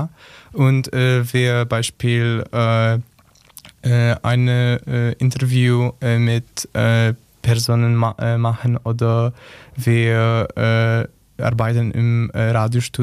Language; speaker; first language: German; non-native, learner; Polish